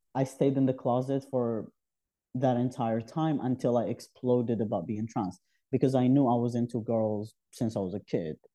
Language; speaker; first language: English; non-native, fluent; Arabic